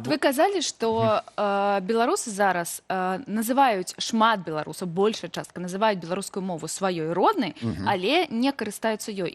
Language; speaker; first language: Belarusian; native; Belarusian